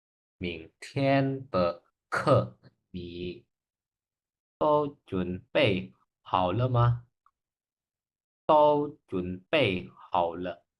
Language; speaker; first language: Chinese; non-native, learner; Indonesian